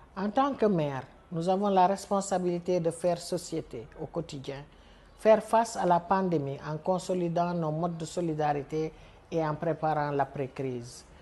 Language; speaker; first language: French; non-native, local second language; Wolof